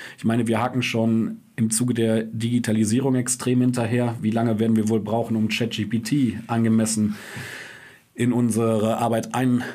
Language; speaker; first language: German; native; German